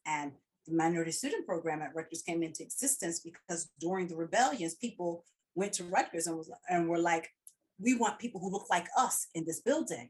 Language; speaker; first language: English; early bilingual, other home language; Spanish